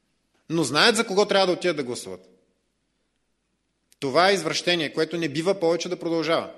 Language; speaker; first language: Bulgarian; native; Bulgarian